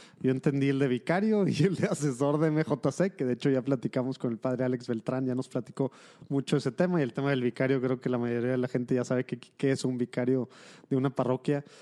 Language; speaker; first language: Spanish; native; Spanish